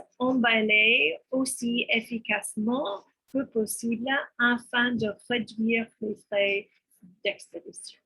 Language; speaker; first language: French; non-native, fluent; English